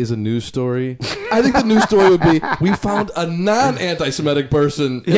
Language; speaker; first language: English; native; English